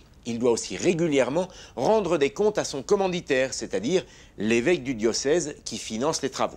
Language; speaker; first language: French; native; French